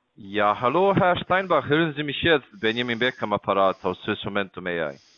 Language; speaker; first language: German; non-native, learner; Slovak